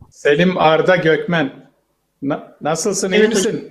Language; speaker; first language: Turkish; native; Turkish